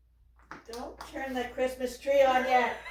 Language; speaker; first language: English; native; English